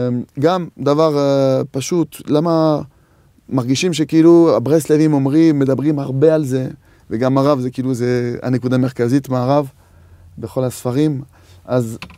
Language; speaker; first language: Hebrew; non-native, fluent; French